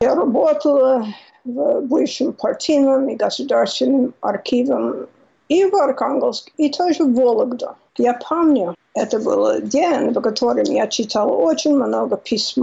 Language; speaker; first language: Russian; non-native, fluent; English